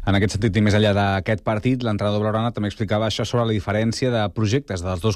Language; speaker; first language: Catalan; native; Catalan